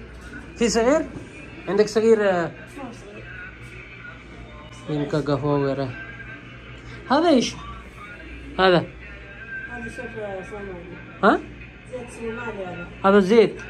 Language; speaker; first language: Arabic; non-native, learner; Hindi